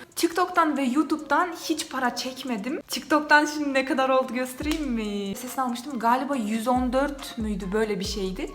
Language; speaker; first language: Turkish; non-native, fluent; Kyrgyz